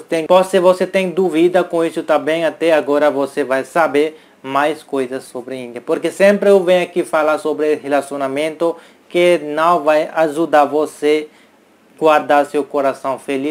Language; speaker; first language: Portuguese; non-native, learner; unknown